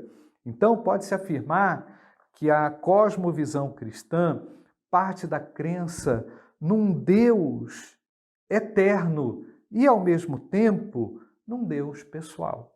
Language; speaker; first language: Portuguese; native; Portuguese